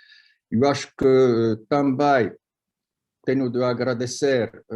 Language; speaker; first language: Portuguese; non-native, fluent; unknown